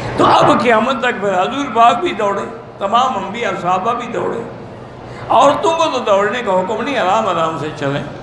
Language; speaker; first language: Urdu; native; Urdu